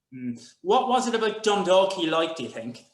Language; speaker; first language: English; native; English